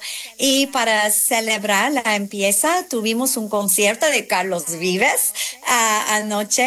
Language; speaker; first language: Spanish; non-native, fluent; English